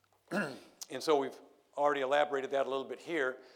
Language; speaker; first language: English; native; English